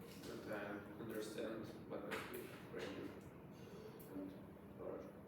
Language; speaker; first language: English; non-native, learner; Ukrainian